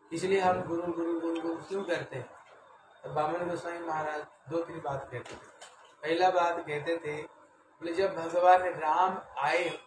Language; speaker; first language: Hindi; non-native, local second language; Bangla